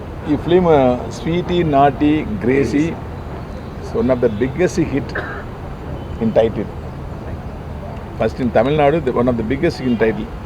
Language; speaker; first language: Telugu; non-native, learner; Tamil